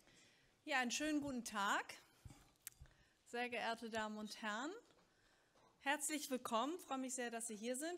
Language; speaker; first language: German; native; German